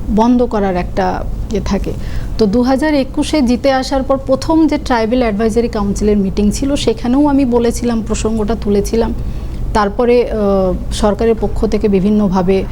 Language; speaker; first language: Bangla; non-native, local second language; Santali